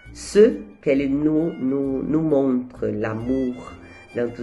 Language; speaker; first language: French; non-native, fluent; Portuguese